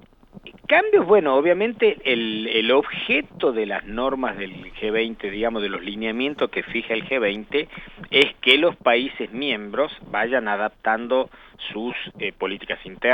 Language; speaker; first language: Spanish; native; Spanish